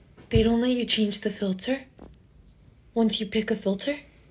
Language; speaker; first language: English; early bilingual, other home language; Korean